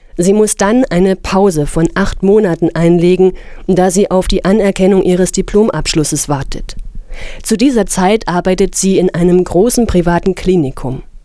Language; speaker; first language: German; native; German